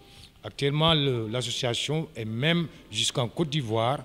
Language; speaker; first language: French; non-native, local second language; Wolof